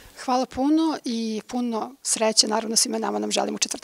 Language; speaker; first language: Serbian; native; Serbian